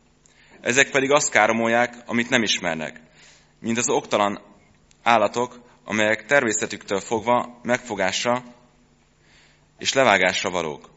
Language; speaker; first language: Hungarian; native; Hungarian